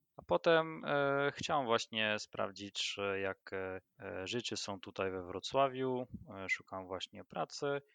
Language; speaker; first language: Polish; non-native, learner; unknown